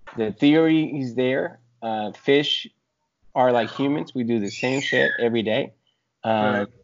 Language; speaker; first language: English; early bilingual, other home language; Spanish